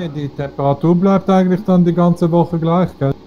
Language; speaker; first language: German; native; German